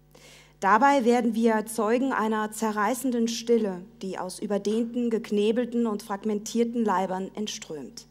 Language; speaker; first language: German; native; German